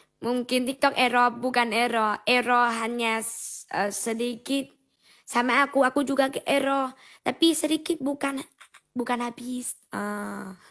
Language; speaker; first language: Indonesian; non-native, learner; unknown